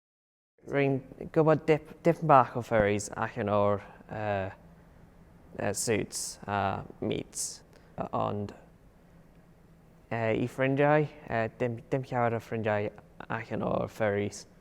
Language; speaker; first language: Welsh; non-native, local second language; English